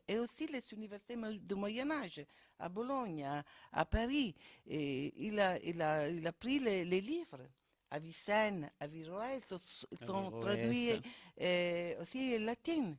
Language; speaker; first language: French; non-native, fluent; Italian